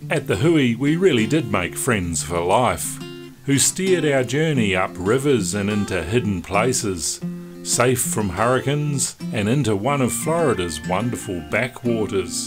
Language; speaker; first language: English; native; English